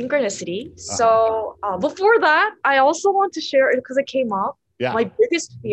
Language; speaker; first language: English; native; English